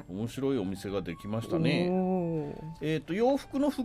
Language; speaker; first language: Japanese; native; Japanese